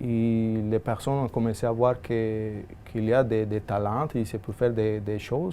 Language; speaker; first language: French; non-native, fluent; Spanish